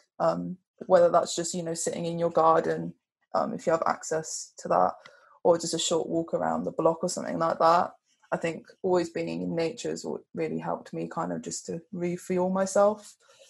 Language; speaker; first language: English; native; English